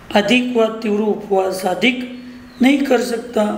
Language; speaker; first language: Hindi; non-native, local second language; Marathi